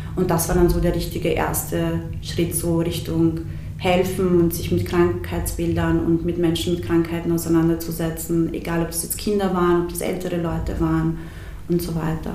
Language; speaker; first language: German; early bilingual, other home language; Bosnian